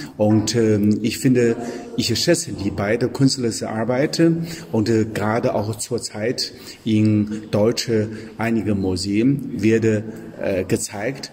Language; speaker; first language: German; non-native, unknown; Chinese